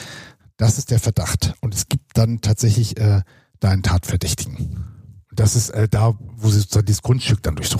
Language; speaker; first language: German; native; German